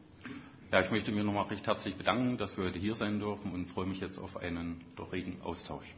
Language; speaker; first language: German; native; German